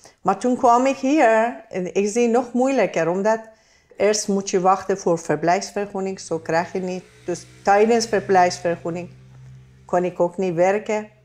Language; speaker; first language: Dutch; non-native, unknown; Persian